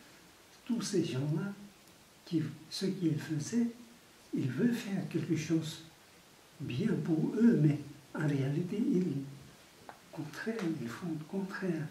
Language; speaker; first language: French; non-native, fluent; Tibetan